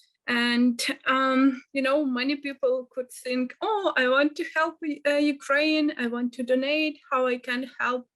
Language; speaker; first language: English; non-native, fluent; Ukrainian